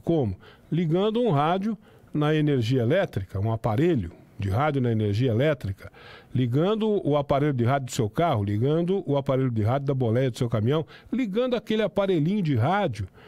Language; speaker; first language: Portuguese; native; Portuguese